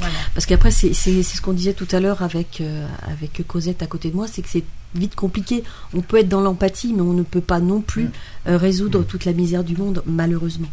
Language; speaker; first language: French; native; French